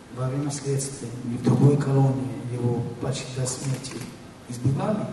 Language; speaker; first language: Russian; non-native, fluent; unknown